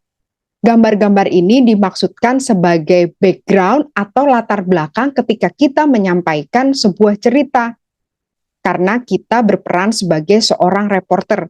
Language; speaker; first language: Indonesian; native; Indonesian